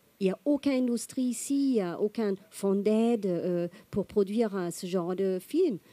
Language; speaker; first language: French; non-native, fluent; German